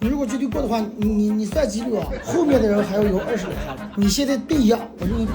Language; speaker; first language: Chinese; native; Chinese